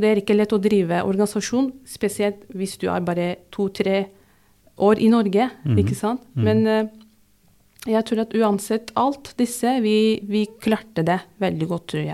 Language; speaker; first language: Norwegian; non-native, fluent; Turkish